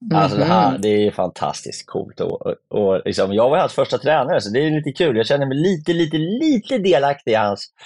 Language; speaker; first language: Swedish; native; Swedish